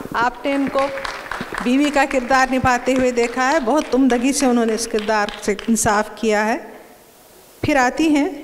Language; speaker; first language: Urdu; native; Urdu